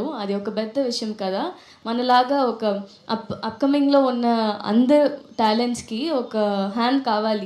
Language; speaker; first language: Telugu; non-native, fluent; Tamil